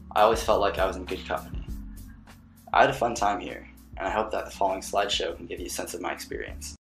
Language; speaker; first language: English; native; English